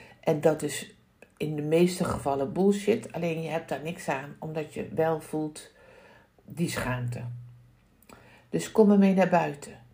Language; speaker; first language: Dutch; native; Dutch